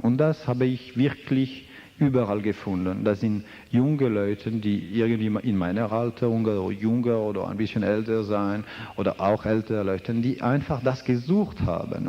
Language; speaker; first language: German; non-native, fluent; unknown